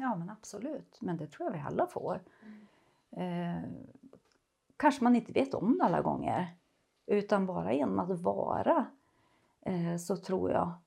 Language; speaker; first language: Swedish; native; Swedish